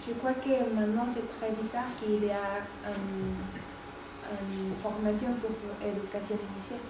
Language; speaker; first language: French; non-native, learner; Spanish